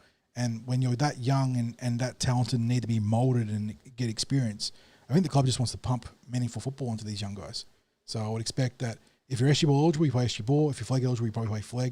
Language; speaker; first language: English; native; English